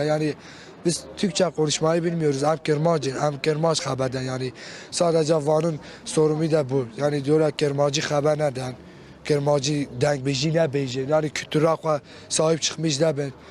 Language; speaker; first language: Turkish; non-native, local second language; Kurdish